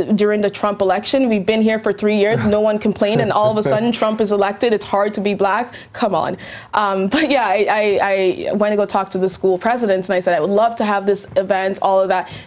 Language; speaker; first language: English; native; English